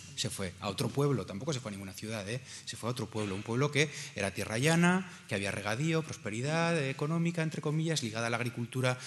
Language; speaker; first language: Spanish; native; Spanish